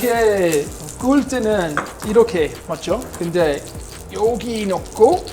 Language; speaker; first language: Korean; early bilingual, heritage; Korean